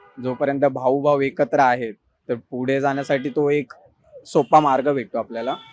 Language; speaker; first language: Marathi; native; Marathi